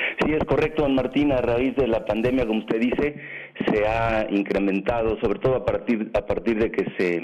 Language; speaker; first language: Spanish; native; Spanish